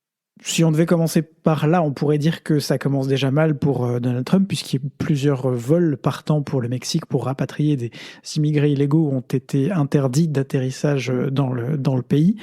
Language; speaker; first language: French; native; French